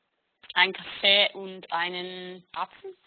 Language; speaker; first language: German; non-native, learner; Hebrew